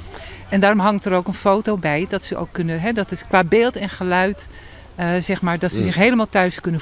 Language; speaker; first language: Dutch; native; Dutch